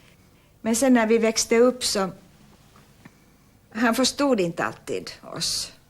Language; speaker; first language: Swedish; non-native, local second language; Finnish